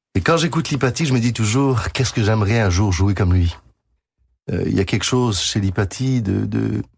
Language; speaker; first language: French; native; French